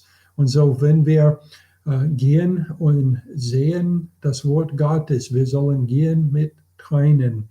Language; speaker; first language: German; non-native, fluent; English